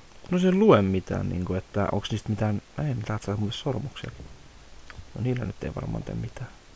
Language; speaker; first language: Finnish; native; Finnish